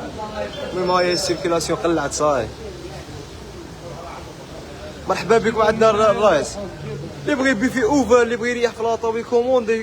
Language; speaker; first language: Arabic; native; Arabic